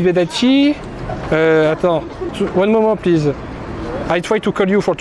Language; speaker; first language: English; non-native, learner; French